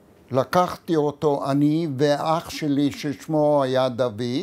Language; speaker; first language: Hebrew; non-native, fluent; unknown